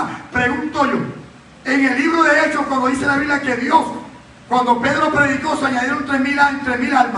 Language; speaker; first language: Spanish; native; Spanish